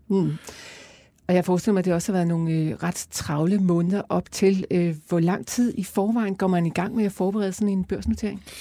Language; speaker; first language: Danish; native; Danish